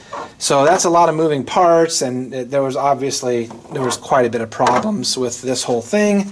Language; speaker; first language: English; native; English